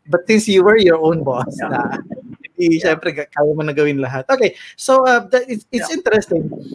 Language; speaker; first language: English; non-native, local second language; Filipino